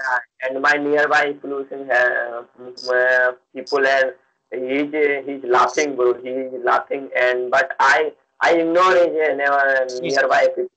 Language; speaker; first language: English; non-native, learner; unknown